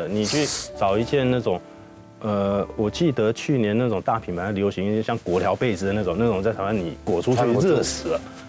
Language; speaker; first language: Chinese; native; Chinese